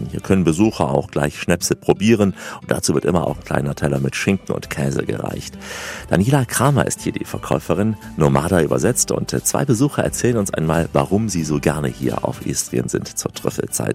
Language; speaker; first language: German; native; German